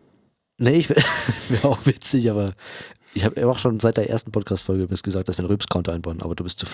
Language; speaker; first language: German; native; German